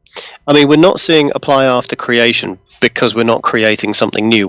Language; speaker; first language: English; native; English